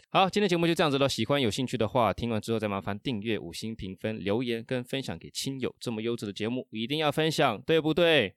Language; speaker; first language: Chinese; non-native, fluent; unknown